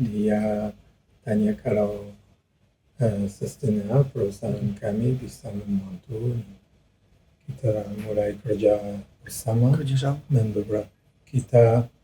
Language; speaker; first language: Indonesian; non-native, learner; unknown